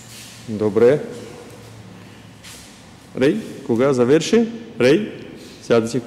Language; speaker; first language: Bulgarian; non-native, learner; Russian